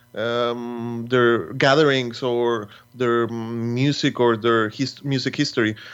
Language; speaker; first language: English; non-native, fluent; Spanish